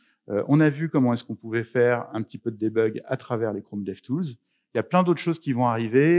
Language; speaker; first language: French; native; French